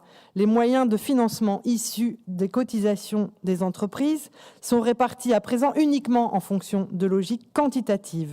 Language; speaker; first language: French; native; French